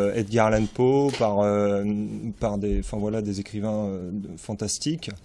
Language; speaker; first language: French; native; French